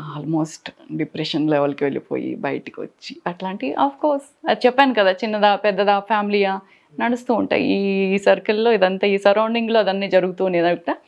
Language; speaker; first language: Telugu; native; Telugu